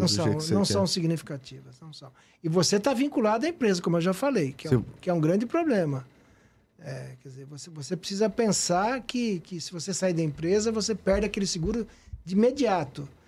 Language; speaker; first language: Portuguese; native; Portuguese